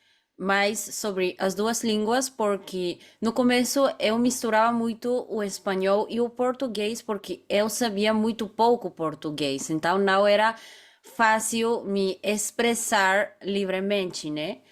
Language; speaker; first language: Portuguese; non-native, fluent; Bulgarian